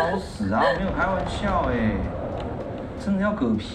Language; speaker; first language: Chinese; native; Chinese